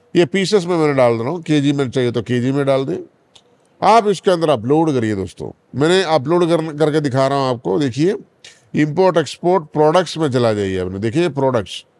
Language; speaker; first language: Hindi; non-native, local second language; Malayalam